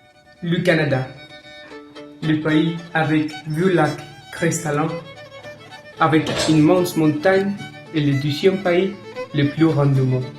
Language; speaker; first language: French; non-native, learner; Spanish